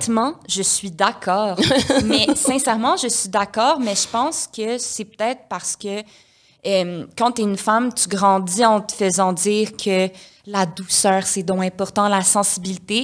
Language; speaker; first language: French; native; French